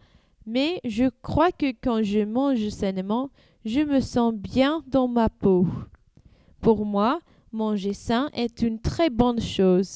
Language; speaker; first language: French; non-native, learner; English